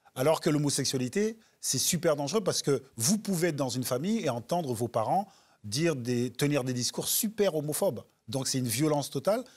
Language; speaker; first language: French; native; French